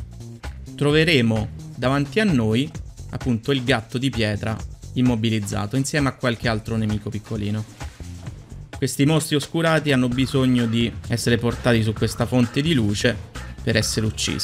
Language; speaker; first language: Italian; native; Italian